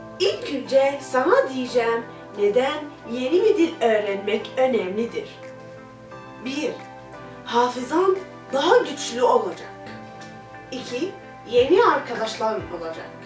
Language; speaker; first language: Turkish; non-native, learner; Arabic